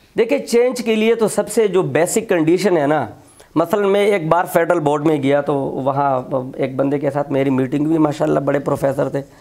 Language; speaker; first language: Urdu; non-native, local second language; Pashto